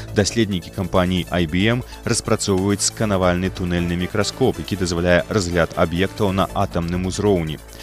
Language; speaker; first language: Belarusian; native; Belarusian